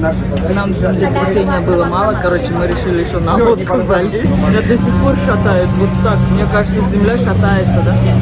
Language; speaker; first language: Russian; native; Russian